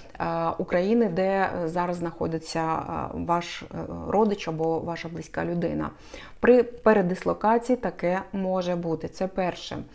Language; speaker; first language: Ukrainian; non-native, local second language; Russian